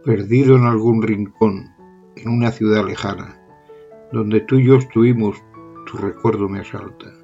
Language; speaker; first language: Spanish; non-native, local second language; Catalan